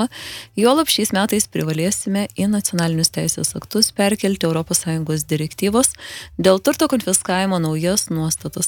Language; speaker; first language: Lithuanian; native; Lithuanian